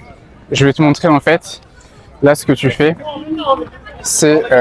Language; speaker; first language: French; native; French